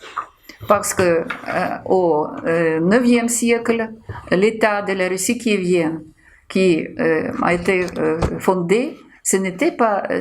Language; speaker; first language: French; non-native, fluent; Ukrainian